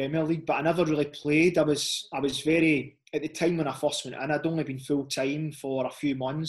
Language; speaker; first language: English; native; English